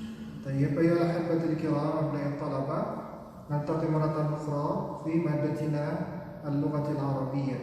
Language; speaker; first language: Arabic; non-native, fluent; Indonesian